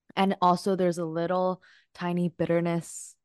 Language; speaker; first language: English; non-native, local second language; Cantonese